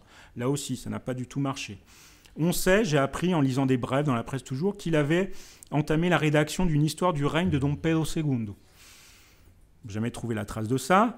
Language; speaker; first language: French; native; French